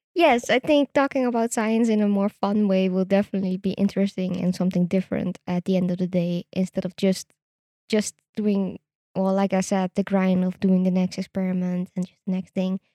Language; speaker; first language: English; non-native, fluent; Dutch